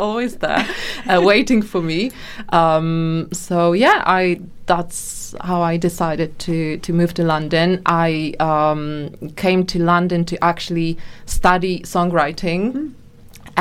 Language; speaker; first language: English; non-native, fluent; Polish